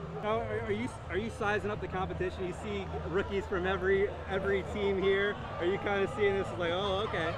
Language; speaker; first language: English; native; English